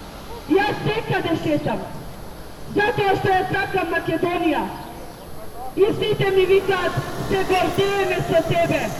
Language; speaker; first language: Macedonian; native; Macedonian